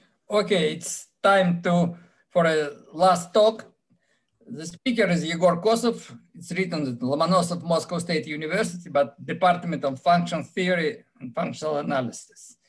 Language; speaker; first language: English; non-native, fluent; Russian